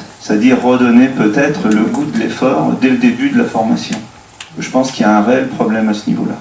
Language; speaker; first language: French; native; French